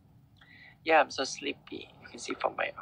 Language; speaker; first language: English; non-native, fluent; Thai